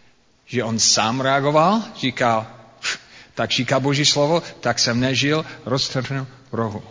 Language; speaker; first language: Czech; non-native, fluent; English